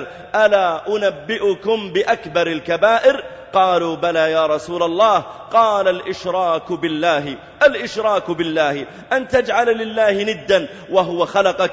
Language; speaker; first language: Arabic; native; Arabic